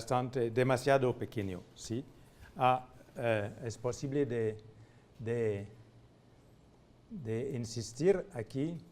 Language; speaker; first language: Spanish; non-native, fluent; French